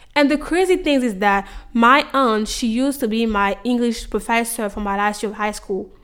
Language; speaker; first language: English; non-native, fluent; French